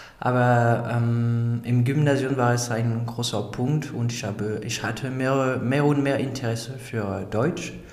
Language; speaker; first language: German; non-native, fluent; French